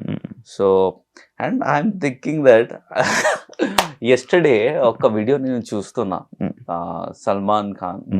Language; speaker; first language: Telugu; non-native, learner; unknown